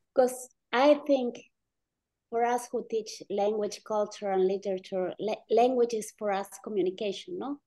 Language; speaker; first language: English; non-native, fluent; Spanish